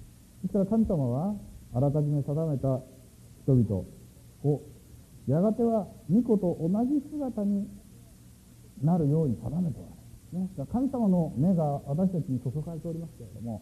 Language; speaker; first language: Japanese; native; Japanese